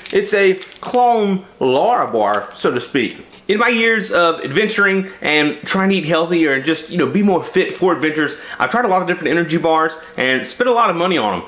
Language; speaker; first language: English; native; English